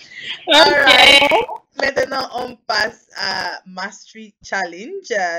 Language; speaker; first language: French; non-native, fluent; English